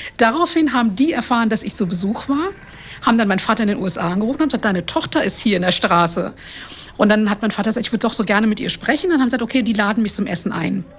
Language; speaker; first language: German; non-native, fluent; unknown